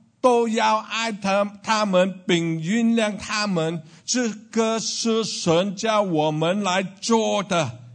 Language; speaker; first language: Chinese; non-native, learner; Cantonese